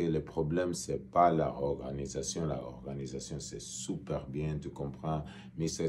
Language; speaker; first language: French; non-native, learner; Portuguese